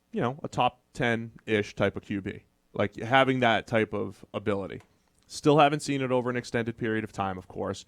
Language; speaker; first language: English; native; English